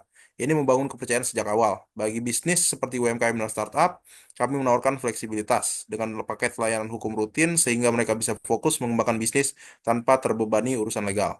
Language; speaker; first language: Indonesian; native; Indonesian